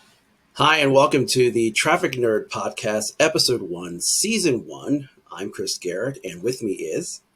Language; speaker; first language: English; native; English